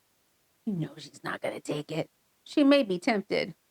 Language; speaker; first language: English; native; English